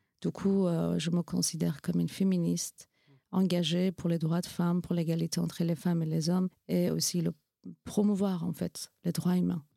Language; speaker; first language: French; non-native, fluent; Kurdish